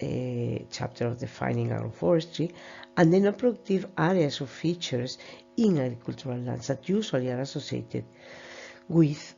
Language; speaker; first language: English; non-native, fluent; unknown